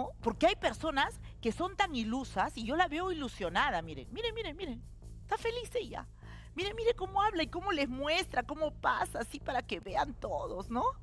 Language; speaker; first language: Spanish; native; Spanish